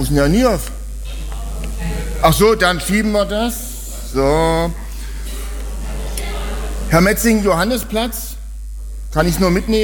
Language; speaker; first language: German; native; German